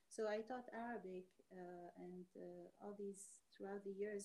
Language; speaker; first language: English; non-native, fluent; Arabic